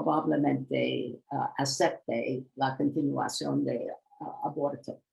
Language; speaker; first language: Spanish; non-native, learner; English